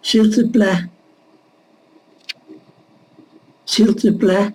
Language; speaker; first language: French; non-native, learner; Dutch